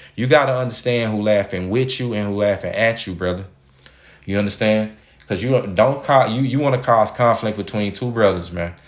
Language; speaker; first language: English; native; English